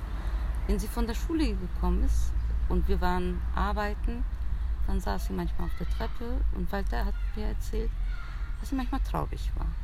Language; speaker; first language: German; early bilingual, other home language; Turkish